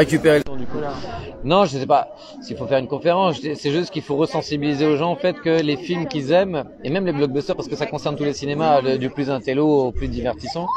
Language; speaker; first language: French; native; French